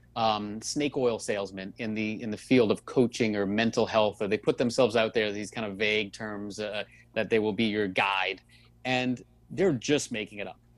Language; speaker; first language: English; native; English